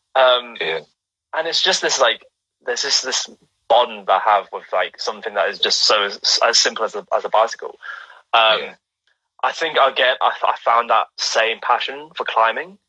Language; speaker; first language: English; native; English